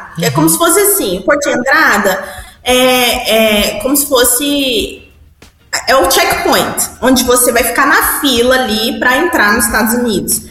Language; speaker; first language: Portuguese; early bilingual, heritage; Portuguese